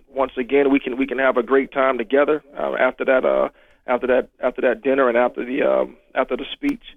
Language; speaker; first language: English; native; English